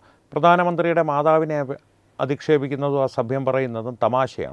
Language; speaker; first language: Malayalam; native; Malayalam